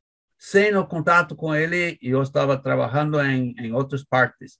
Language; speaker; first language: Spanish; non-native, learner; English